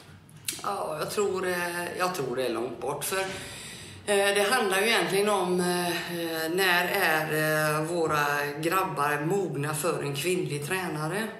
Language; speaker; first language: Swedish; native; Swedish